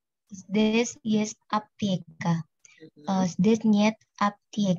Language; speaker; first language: Russian; non-native, learner; Indonesian